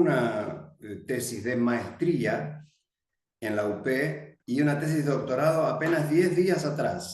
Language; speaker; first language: Spanish; native; Spanish